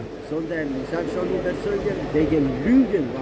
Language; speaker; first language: German; non-native, learner; Albanian